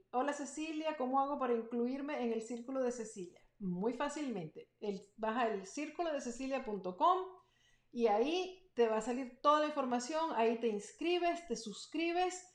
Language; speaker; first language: Spanish; native; Spanish